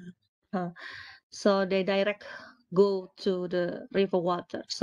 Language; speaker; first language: English; non-native, learner; Indonesian